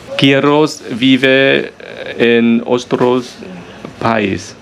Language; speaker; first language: Spanish; non-native, learner; Vietnamese